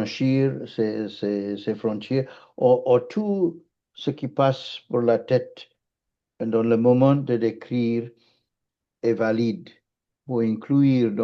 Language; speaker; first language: French; non-native, fluent; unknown